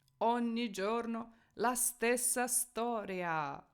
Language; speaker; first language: Italian; non-native, fluent; Ukrainian